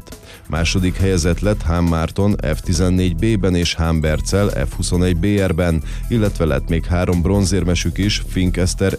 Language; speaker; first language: Hungarian; native; Hungarian